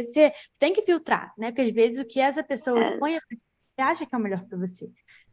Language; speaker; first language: Portuguese; native; Portuguese